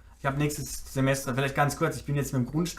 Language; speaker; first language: German; native; German